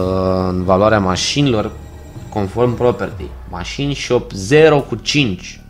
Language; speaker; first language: Romanian; native; Romanian